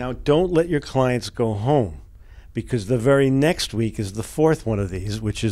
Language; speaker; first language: English; native; English